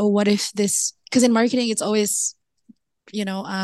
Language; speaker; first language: English; non-native, local second language; Cebuano